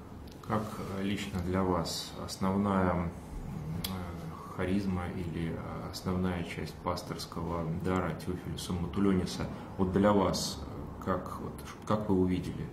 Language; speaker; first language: Russian; native; Russian